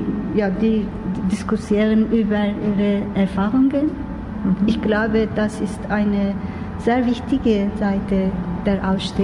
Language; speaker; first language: German; non-native, learner; Turkish